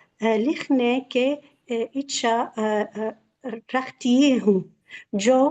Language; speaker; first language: Hindi; non-native, learner; Arabic